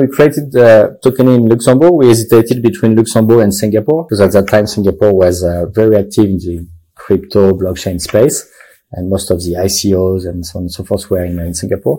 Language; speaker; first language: English; non-native, fluent; French